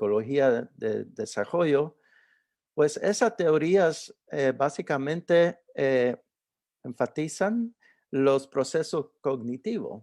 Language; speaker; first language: Spanish; early bilingual, heritage; Spanish